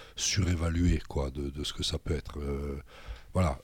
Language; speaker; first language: French; native; French